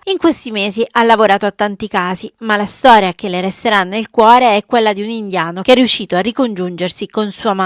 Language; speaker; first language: Italian; native; Italian